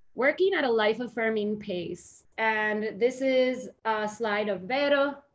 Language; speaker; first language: English; early bilingual, other home language; Spanish